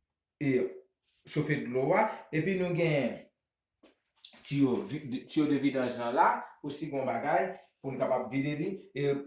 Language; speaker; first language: French; non-native, local second language; Haitian Creole